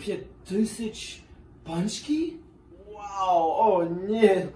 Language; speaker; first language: Russian; non-native, learner; English